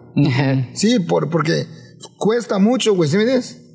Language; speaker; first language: Spanish; early bilingual, heritage; Spanish